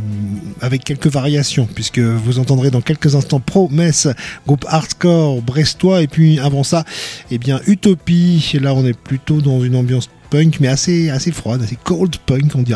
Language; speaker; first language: French; native; French